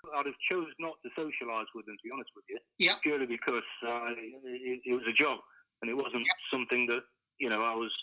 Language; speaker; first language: English; native; English